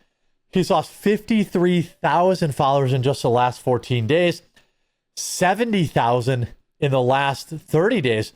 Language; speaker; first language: English; native; English